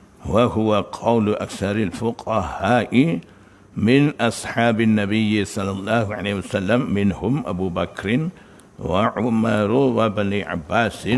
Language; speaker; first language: Arabic; non-native, fluent; Malay